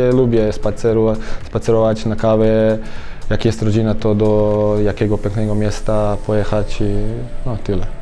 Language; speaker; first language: Polish; non-native, fluent; Croatian